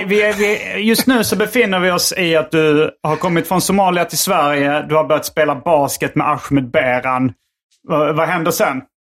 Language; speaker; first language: Swedish; native; Swedish